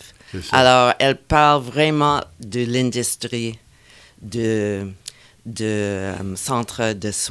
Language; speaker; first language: French; non-native, fluent; English